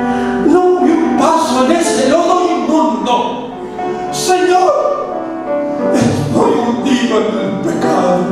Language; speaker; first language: Spanish; native; Spanish